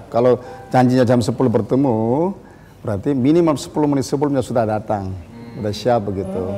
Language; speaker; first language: Indonesian; non-native, fluent; Korean